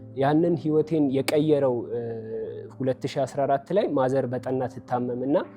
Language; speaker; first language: Amharic; native; Amharic